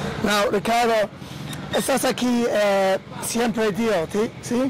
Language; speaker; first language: Spanish; non-native, learner; English